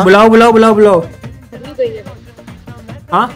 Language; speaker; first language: Hindi; native; Hindi